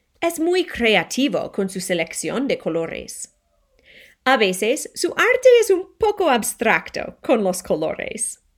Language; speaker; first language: Spanish; non-native, fluent; English